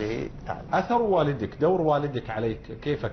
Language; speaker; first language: Arabic; native; Arabic